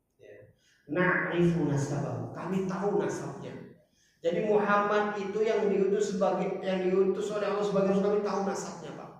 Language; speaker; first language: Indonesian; non-native, local second language; Batak Toba